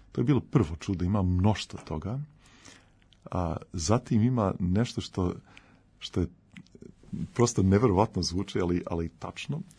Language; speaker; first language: Serbian; early bilingual, heritage; Serbian